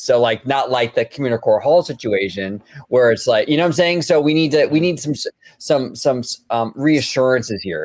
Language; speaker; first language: English; native; English